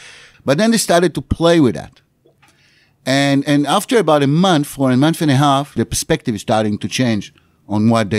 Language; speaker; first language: English; non-native, fluent; Hebrew